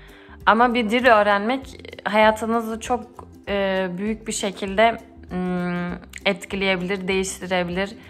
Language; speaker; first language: Turkish; early bilingual, heritage; Turkish